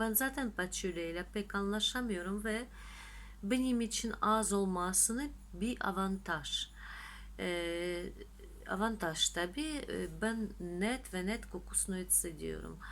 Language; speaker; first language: Turkish; non-native, fluent; Russian